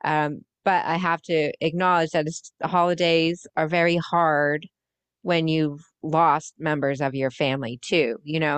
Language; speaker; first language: English; native; English